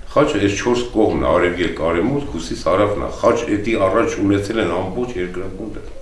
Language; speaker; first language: Armenian; non-native, local second language; Kurdish